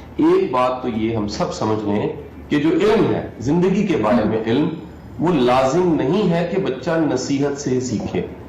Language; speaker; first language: Urdu; non-native, local second language; Punjabi